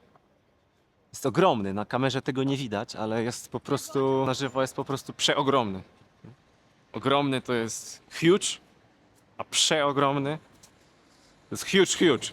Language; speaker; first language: Polish; native; Polish